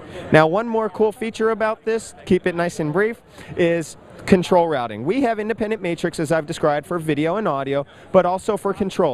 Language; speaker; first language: English; native; English